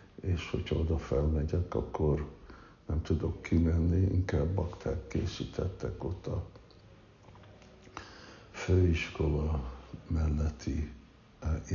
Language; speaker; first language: Hungarian; early bilingual, heritage; Hungarian